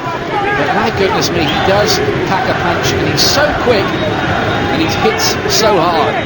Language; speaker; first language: English; native; English